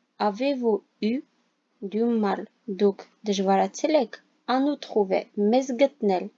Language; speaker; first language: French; non-native, fluent; Armenian